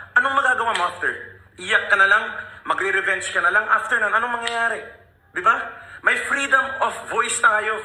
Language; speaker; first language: Filipino; early bilingual, other home language; Punjabi